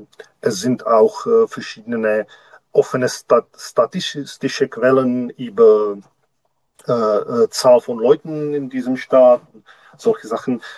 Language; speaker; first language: German; non-native, learner; Czech